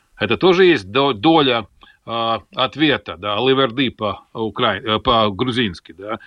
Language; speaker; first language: Russian; non-native, local second language; Latvian